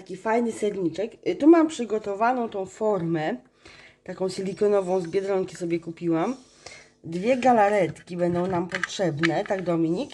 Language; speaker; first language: Polish; native; Polish